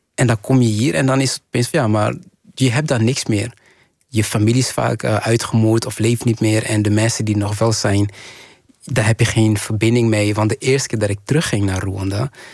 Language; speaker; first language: Dutch; early bilingual, other home language; Kinyarwanda